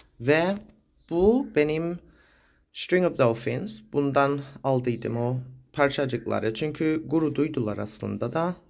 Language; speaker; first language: Turkish; native; Turkish